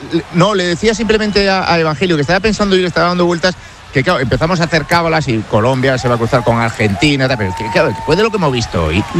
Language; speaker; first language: Spanish; native; Spanish